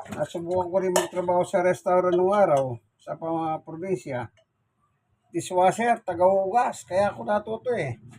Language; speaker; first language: Filipino; native; Filipino